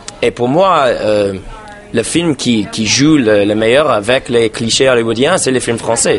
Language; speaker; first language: French; non-native, fluent; English